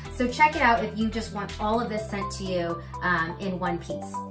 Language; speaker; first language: English; native; English